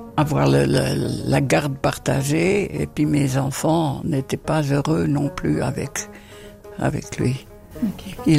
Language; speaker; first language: French; non-native, fluent; Dutch